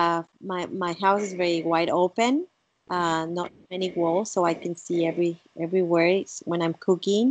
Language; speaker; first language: English; non-native, fluent; Spanish